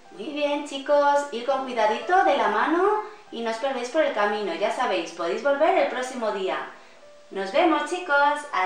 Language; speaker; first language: Spanish; native; Spanish